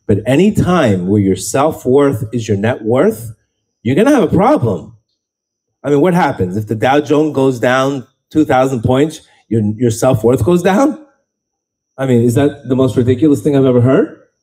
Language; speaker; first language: English; native; English